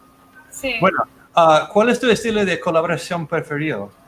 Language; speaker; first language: Spanish; non-native, fluent; English